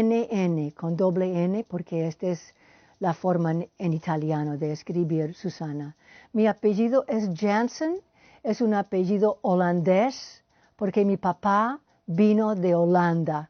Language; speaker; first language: Spanish; non-native, fluent; English